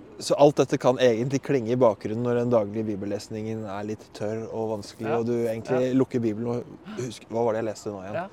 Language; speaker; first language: Norwegian; native; Norwegian